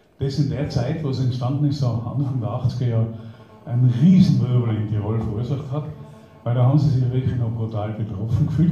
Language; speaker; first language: German; native; German